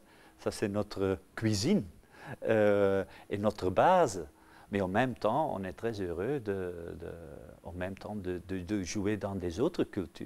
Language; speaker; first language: French; non-native, local second language; Dutch